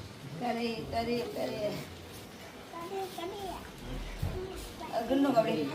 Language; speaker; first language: Tamil; native; Tamil